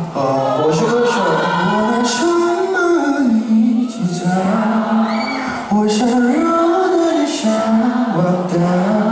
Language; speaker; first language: Chinese; non-native, learner; Korean